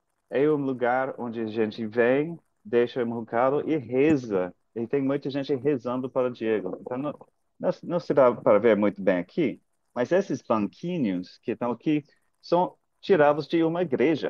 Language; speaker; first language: Portuguese; non-native, fluent; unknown